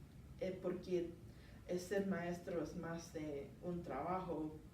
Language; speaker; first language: Spanish; non-native, learner; English